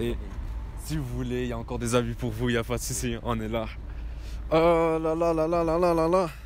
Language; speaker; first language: French; native; French